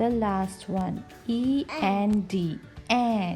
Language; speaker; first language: English; non-native, local second language; Hindi